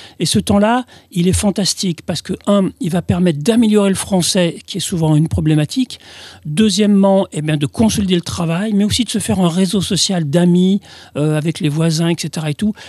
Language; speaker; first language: French; native; French